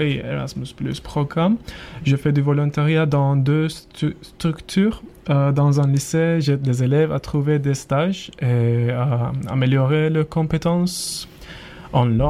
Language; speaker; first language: French; non-native, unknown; Turkish